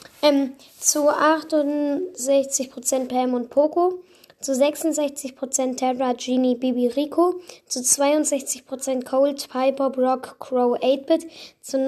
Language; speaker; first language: German; native; German